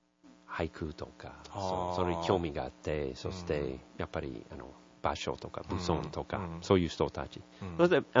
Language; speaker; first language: Japanese; non-native, learner; English